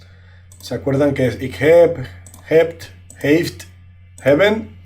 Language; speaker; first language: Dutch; non-native, learner; Spanish